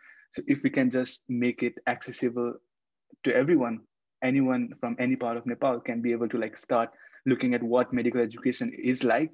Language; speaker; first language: English; non-native, local second language; Nepali